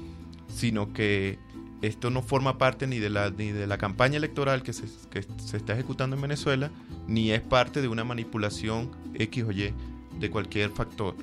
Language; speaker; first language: Spanish; native; Spanish